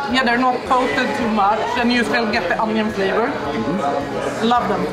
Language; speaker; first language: English; non-native, fluent; Swedish